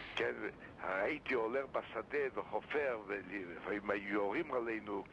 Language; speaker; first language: Hebrew; non-native, fluent; Lithuanian